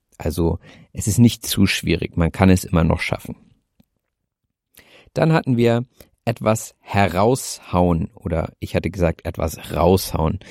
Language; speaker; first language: German; native; German